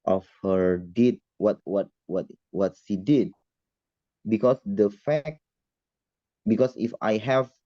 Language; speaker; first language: English; non-native, learner; Indonesian